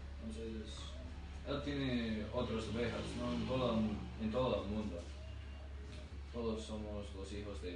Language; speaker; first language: Spanish; non-native, learner; English